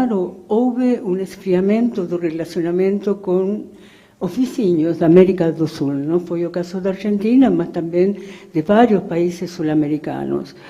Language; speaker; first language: Portuguese; non-native, fluent; Spanish